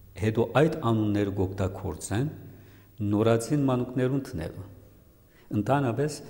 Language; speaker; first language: Armenian; native; Armenian